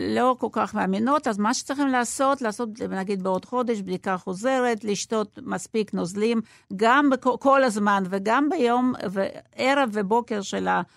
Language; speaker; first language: Hebrew; non-native, fluent; Russian